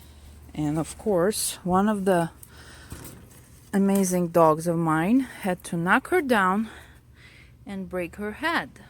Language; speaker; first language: English; non-native, fluent; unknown